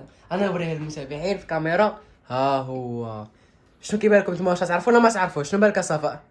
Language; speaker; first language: Arabic; native; Arabic